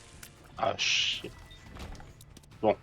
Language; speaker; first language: French; native; French